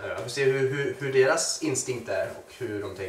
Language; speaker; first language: Swedish; native; Swedish